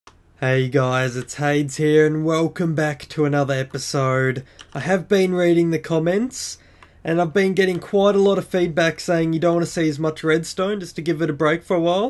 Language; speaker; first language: English; native; English